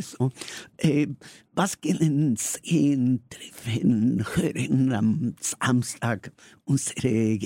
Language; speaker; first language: German; non-native, learner; Spanish